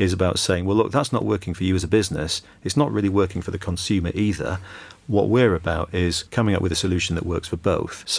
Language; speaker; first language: English; native; English